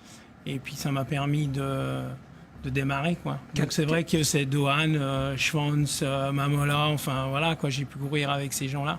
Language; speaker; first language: French; native; French